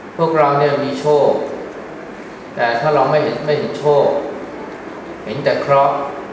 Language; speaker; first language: Thai; native; Thai